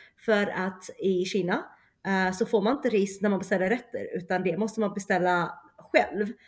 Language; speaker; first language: Swedish; early bilingual, other home language; Chinese